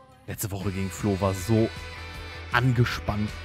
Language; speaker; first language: German; native; German